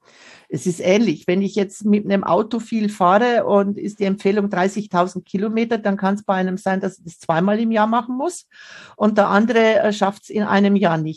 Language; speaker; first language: German; native; German